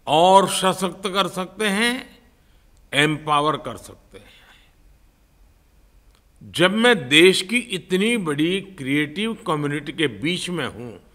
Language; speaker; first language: Hindi; non-native, local second language; Gujarati